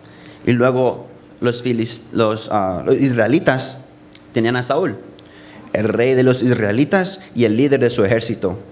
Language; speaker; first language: Spanish; early bilingual, heritage; Spanish